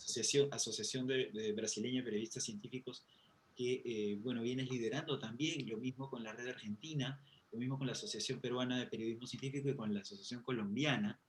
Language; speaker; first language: Spanish; native; Spanish